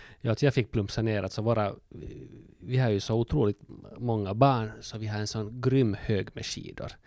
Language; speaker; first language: Swedish; native; Swedish